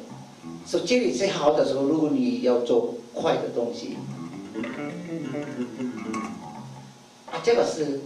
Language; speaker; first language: Chinese; non-native, fluent; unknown